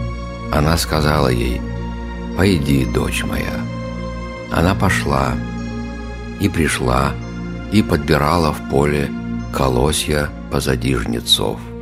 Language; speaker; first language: Russian; native; Russian